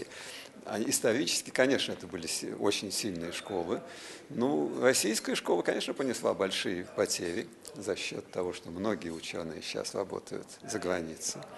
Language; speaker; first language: Russian; native; Russian